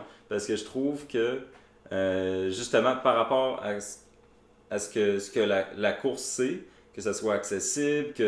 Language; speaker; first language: French; native; French